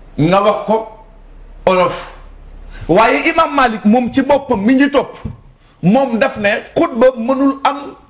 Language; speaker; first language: Wolof; native; Wolof